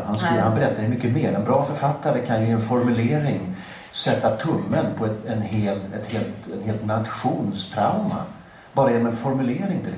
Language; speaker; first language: Swedish; native; Swedish